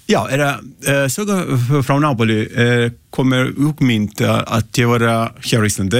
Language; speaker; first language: Icelandic; non-native, learner; Italian